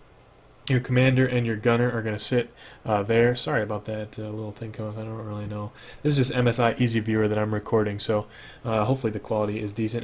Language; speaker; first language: English; native; English